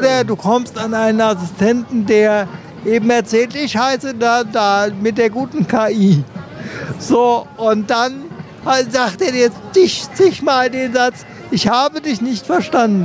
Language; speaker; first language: German; native; German